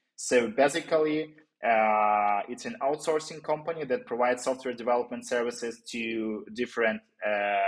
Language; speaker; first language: English; non-native, fluent; Ukrainian